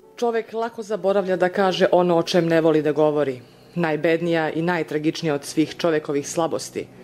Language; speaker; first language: Serbian; native; Serbian